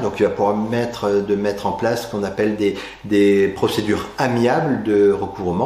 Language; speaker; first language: French; native; French